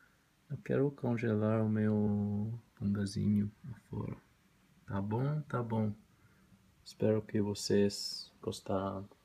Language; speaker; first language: Portuguese; non-native, learner; Spanish